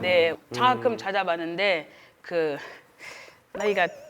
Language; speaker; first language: Korean; non-native, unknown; French